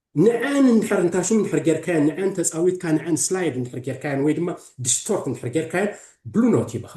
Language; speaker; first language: Tigrinya; early bilingual, heritage; Tigrinya